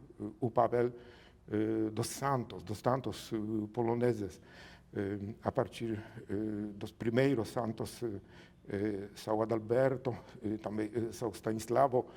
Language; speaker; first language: Portuguese; non-native, learner; Polish